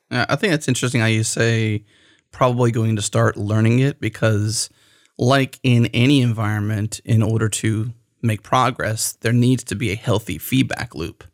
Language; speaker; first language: English; native; English